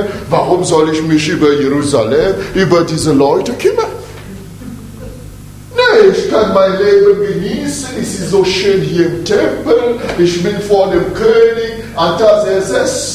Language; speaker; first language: German; non-native, fluent; French